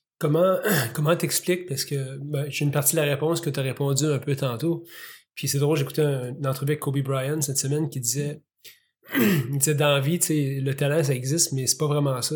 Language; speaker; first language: French; native; French